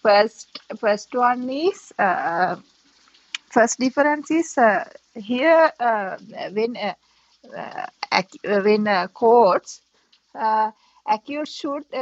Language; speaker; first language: English; non-native, learner; Sinhala